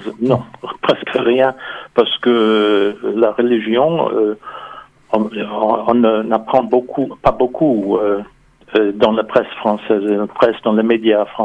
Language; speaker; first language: French; non-native, fluent; English